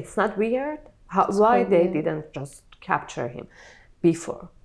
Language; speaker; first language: English; non-native, fluent; Persian